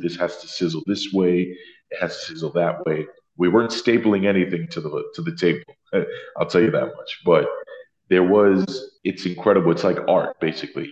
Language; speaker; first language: English; early bilingual, other home language; Spanish